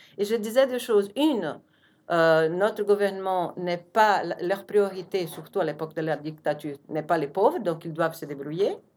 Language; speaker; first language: French; non-native, fluent; Portuguese